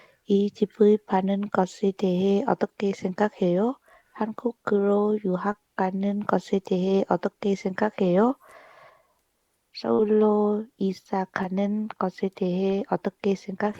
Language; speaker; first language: Korean; non-native, learner; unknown